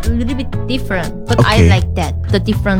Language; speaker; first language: English; non-native, learner; Korean